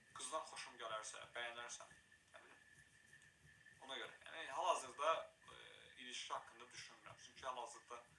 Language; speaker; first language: Azerbaijani; native; Azerbaijani